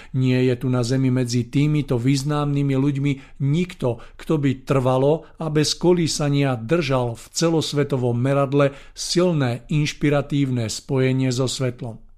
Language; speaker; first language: Slovak; native; Slovak